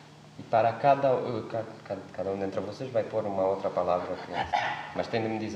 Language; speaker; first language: Portuguese; non-native, fluent; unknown